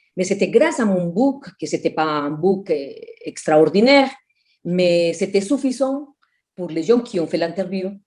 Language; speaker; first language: French; non-native, fluent; Spanish